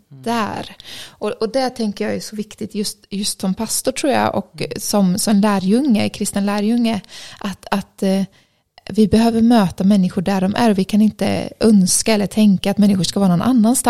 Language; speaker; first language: Swedish; native; Swedish